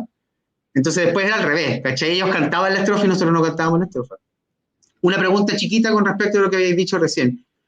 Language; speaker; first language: Spanish; native; Spanish